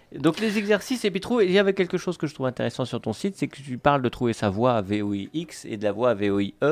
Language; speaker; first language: French; native; French